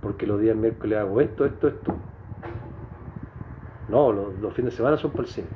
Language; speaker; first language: Spanish; native; Spanish